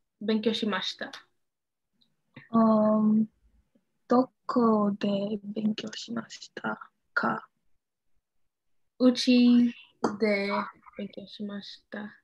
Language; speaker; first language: Japanese; non-native, learner; English